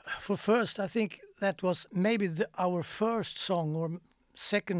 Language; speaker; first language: English; non-native, fluent; Swedish